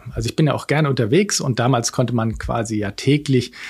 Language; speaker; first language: German; native; German